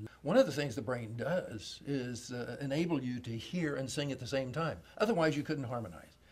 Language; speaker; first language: English; native; English